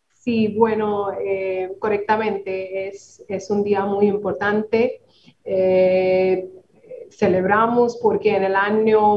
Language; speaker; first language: Spanish; non-native, fluent; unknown